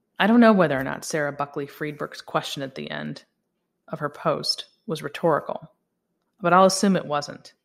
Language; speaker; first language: English; native; English